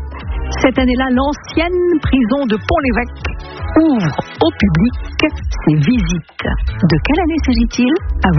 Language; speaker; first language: French; native; French